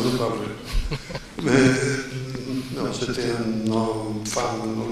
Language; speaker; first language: French; non-native, fluent; Italian